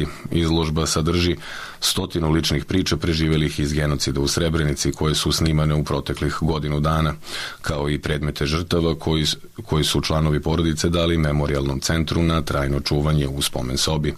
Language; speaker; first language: Serbian; native; Serbian